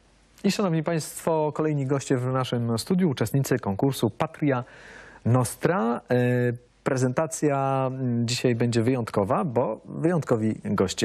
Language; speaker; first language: Polish; native; Polish